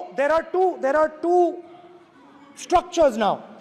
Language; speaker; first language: English; non-native, local second language; Hindi